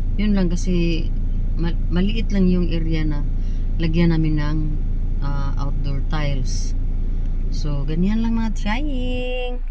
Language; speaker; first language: Filipino; non-native, local second language; Cebuano